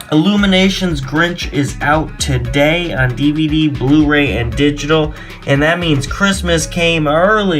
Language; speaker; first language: English; native; English